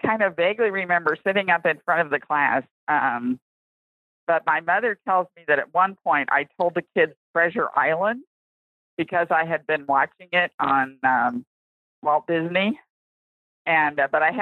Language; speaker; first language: English; native; English